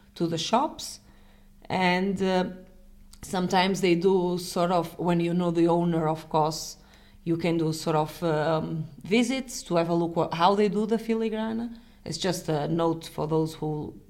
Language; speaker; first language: English; non-native, fluent; Portuguese